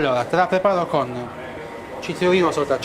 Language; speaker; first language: Italian; native; Italian